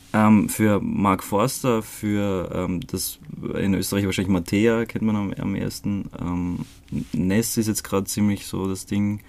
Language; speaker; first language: German; early bilingual, other home language; Croatian